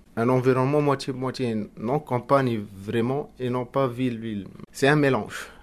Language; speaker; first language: French; non-native, local second language; Arabic